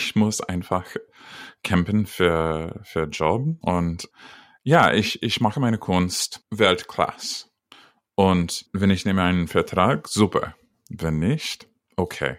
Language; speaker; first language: German; non-native, fluent; English